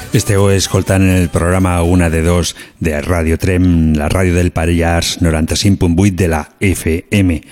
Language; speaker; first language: Catalan; native; Catalan